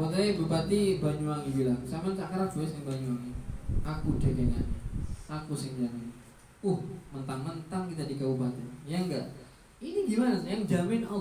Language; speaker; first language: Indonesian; non-native, local second language; Javanese